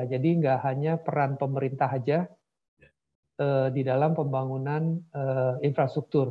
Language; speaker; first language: Indonesian; native; Indonesian